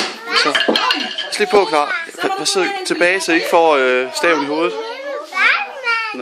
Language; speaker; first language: Danish; native; Danish